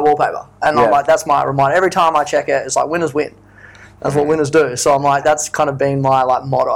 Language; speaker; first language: English; native; English